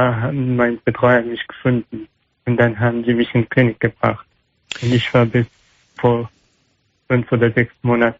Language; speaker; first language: German; non-native, learner; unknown